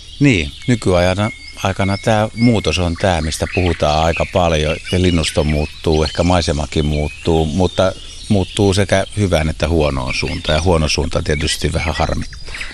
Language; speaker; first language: Finnish; native; Finnish